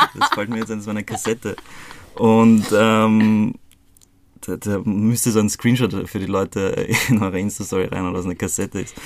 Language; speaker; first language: German; early bilingual, other home language; Croatian